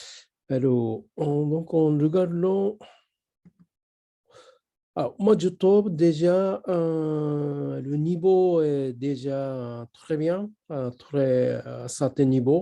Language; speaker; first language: French; non-native, fluent; Japanese